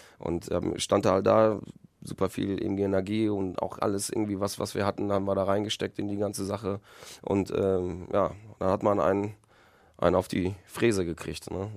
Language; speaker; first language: German; early bilingual, other home language; Polish